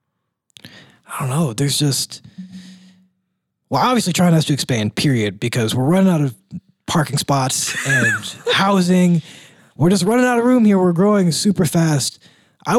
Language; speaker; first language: English; native; English